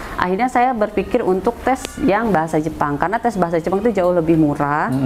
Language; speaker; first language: Indonesian; native; Indonesian